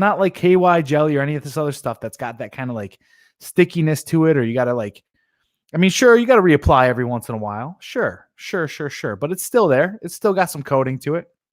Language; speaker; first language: English; native; English